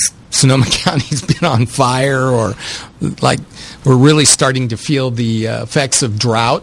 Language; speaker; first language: English; native; English